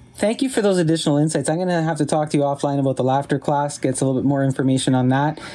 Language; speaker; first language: English; native; English